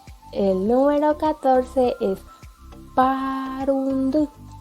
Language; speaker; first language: Spanish; non-native, local second language; Guarani